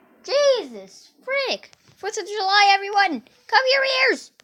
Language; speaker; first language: English; native; English